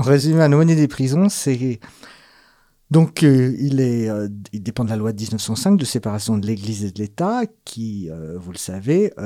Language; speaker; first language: French; native; French